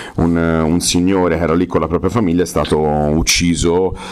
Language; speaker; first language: Italian; native; Italian